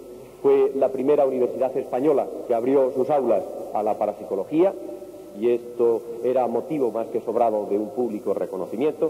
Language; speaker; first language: Spanish; native; Spanish